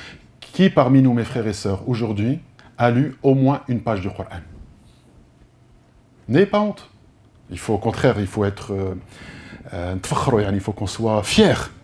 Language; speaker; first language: French; native; French